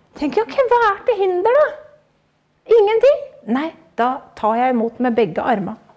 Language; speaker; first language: Norwegian; native; Norwegian